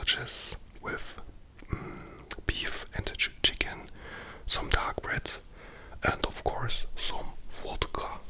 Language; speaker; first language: English; non-native, fluent; German